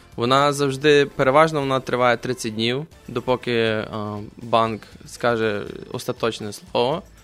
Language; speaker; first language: Ukrainian; native; Ukrainian